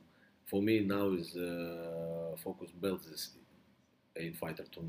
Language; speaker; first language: English; non-native, learner; Russian